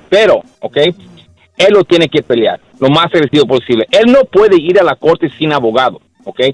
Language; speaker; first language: Spanish; early bilingual, heritage; Spanish